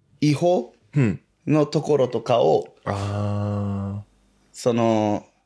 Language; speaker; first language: Japanese; early bilingual, other home language; Portuguese